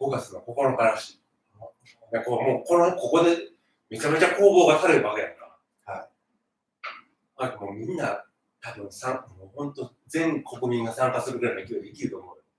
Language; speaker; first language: Japanese; native; Japanese